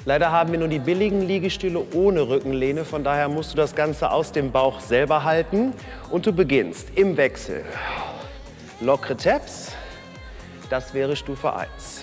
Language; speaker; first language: German; native; German